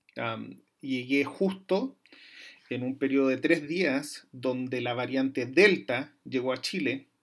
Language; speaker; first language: Spanish; native; Spanish